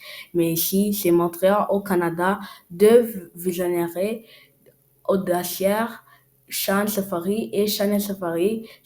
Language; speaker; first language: French; non-native, learner; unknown